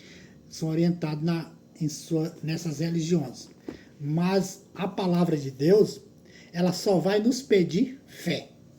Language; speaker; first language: Portuguese; native; Portuguese